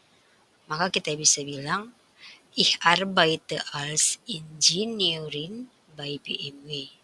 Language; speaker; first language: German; non-native, fluent; Indonesian